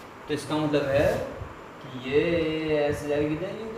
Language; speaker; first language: Hindi; native; Hindi